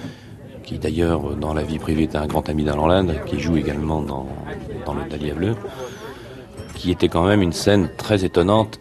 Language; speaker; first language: French; native; French